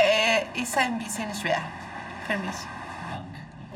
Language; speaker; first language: German; non-native, learner; Spanish